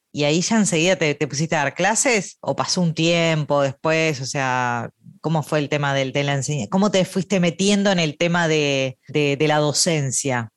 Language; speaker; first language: Spanish; native; Spanish